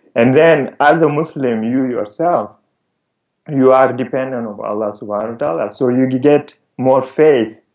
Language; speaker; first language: English; non-native, fluent; Wolof